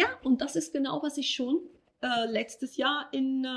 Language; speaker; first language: German; non-native, fluent; Italian